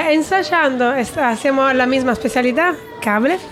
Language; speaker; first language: Spanish; non-native, fluent; Italian